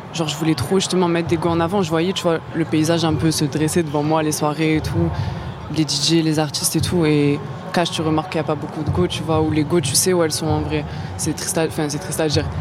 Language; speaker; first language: French; native; French